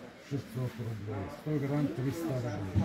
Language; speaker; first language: Russian; non-native, local second language; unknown